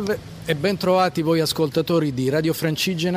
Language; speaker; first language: Italian; native; Italian